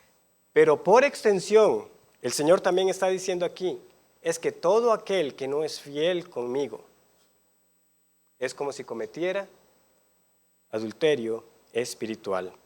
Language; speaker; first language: Spanish; native; Spanish